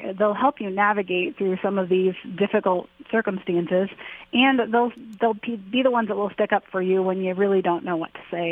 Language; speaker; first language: English; native; English